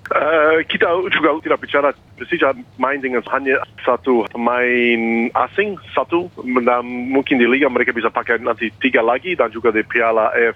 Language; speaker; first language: Indonesian; non-native, fluent; English